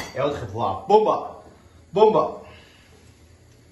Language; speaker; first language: French; non-native, learner; Spanish